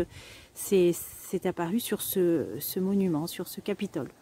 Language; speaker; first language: French; native; French